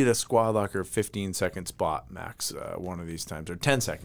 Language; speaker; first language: English; native; English